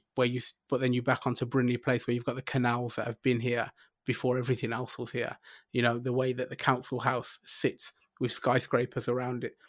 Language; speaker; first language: English; native; English